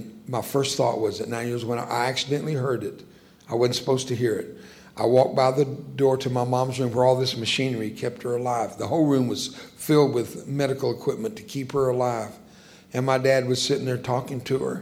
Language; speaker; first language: English; early bilingual, other home language; Spanish